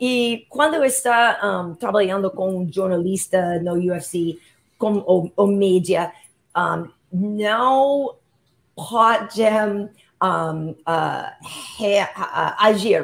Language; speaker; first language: Portuguese; non-native, learner; English